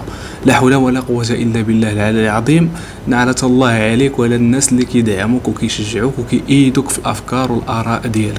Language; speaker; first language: Arabic; native; Arabic